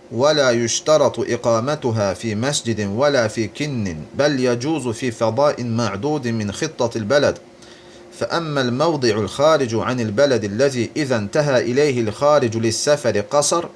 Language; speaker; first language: Arabic; non-native, fluent; Azerbaijani